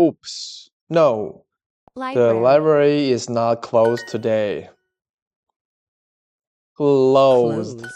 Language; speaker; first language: English; non-native, learner; Korean